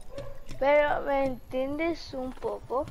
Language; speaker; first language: Spanish; native; Spanish